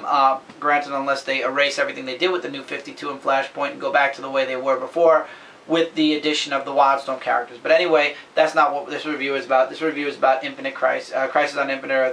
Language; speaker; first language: English; native; English